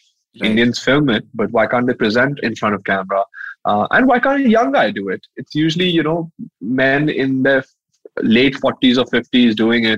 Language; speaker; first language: English; non-native, local second language; Hindi